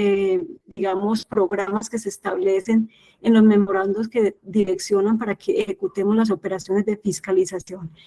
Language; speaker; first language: Spanish; native; Spanish